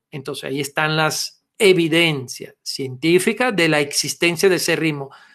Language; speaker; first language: Spanish; non-native, fluent; Italian